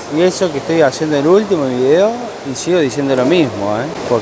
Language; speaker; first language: Spanish; native; Spanish